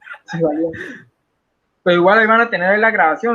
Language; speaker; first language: Spanish; native; Spanish